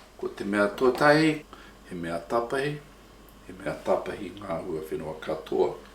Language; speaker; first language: Māori; non-native, local second language; English